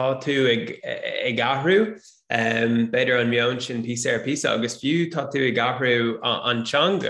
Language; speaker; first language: Irish; non-native, local second language; English